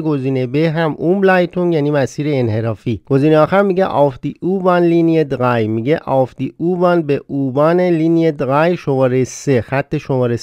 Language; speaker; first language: Persian; native; Persian